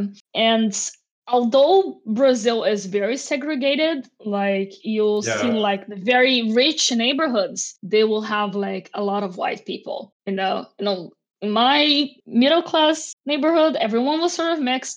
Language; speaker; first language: English; non-native, fluent; Portuguese